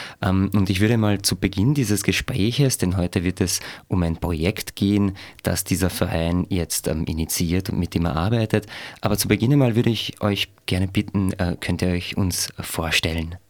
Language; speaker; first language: German; native; German